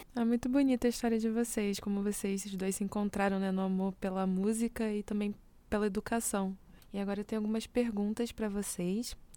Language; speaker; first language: Portuguese; native; Portuguese